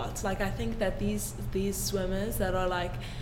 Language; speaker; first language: English; native; English